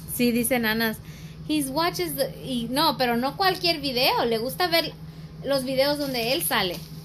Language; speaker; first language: Spanish; early bilingual, heritage; Spanish